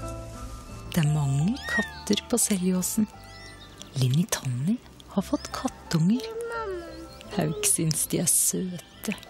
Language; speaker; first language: Norwegian; native; Norwegian